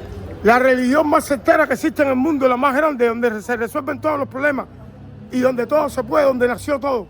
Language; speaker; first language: Spanish; native; Spanish